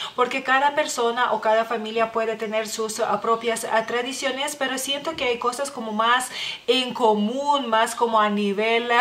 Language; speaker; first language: Spanish; non-native, fluent; Lithuanian